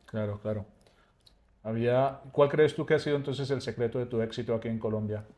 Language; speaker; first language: Spanish; native; Spanish